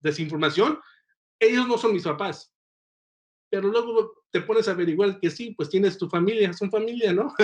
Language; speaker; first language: Spanish; early bilingual, heritage; Spanish